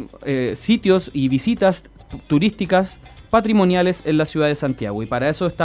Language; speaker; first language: Spanish; native; Spanish